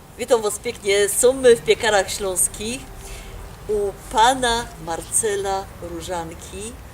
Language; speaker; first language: Polish; native; Polish